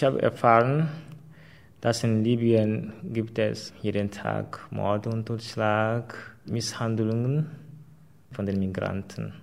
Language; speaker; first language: German; non-native, fluent; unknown